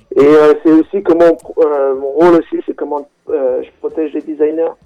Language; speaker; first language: French; native; French